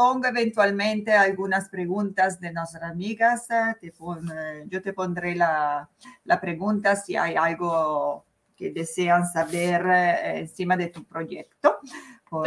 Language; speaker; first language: Spanish; non-native, fluent; Italian